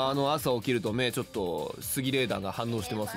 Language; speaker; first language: Japanese; native; Japanese